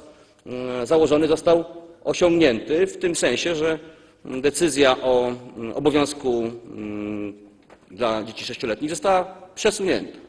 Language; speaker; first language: Polish; native; Polish